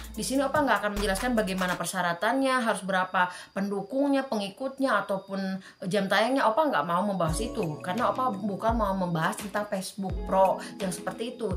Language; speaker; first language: Indonesian; native; Indonesian